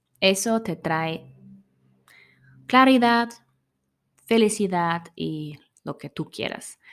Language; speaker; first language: Spanish; non-native, learner; German